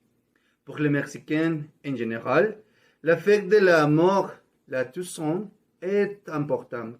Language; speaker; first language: French; non-native, learner; Spanish